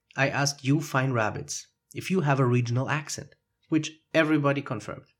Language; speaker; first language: English; non-native, fluent; German